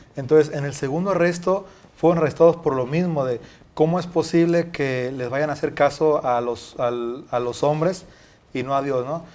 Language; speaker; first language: Spanish; native; Spanish